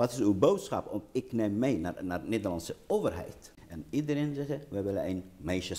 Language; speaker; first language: Dutch; non-native, learner; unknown